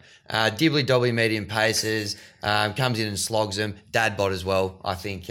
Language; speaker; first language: English; native; English